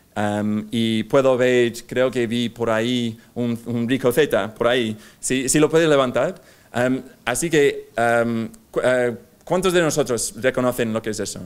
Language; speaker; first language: Spanish; non-native, fluent; English